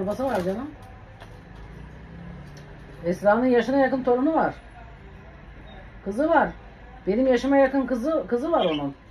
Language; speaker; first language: Turkish; native; Turkish